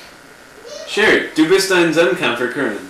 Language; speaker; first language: German; non-native, learner; English